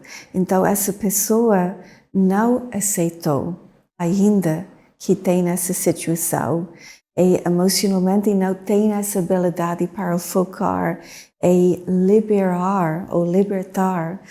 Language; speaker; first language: Portuguese; non-native, fluent; English